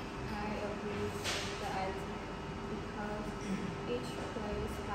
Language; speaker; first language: English; non-native, learner; Vietnamese